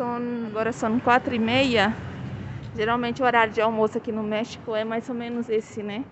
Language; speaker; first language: Spanish; non-native, learner; Portuguese